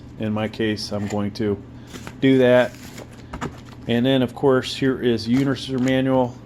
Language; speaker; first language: English; native; English